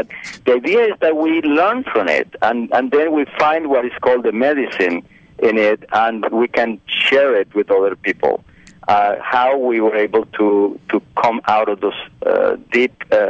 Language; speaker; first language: English; non-native, fluent; Spanish